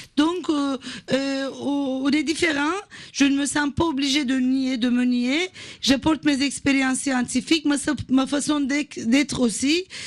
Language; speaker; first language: French; non-native, fluent; Turkish